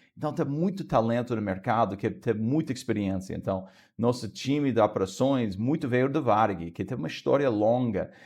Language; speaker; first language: Portuguese; non-native, fluent; English